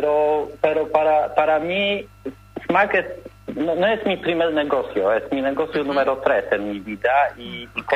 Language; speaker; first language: Spanish; non-native, learner; Polish